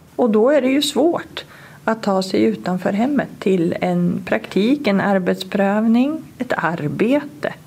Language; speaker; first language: Swedish; native; Swedish